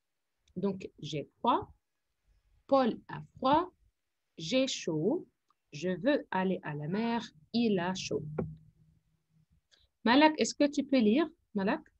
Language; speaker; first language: French; non-native, fluent; Arabic